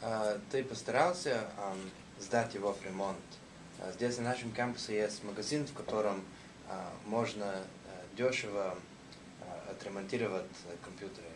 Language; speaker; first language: Russian; non-native, learner; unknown